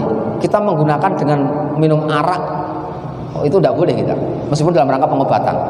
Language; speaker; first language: Indonesian; native; Indonesian